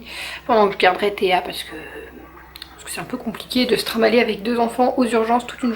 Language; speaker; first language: French; native; French